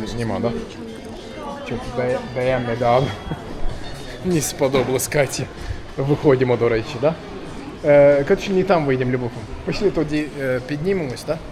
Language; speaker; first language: Ukrainian; non-native, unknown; Turkish